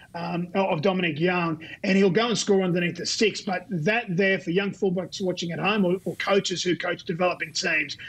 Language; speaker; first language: English; native; English